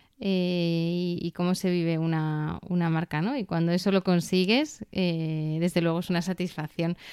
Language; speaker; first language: Spanish; native; Spanish